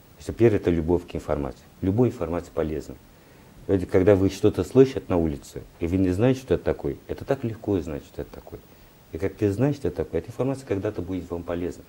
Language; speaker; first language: Russian; non-native, learner; Portuguese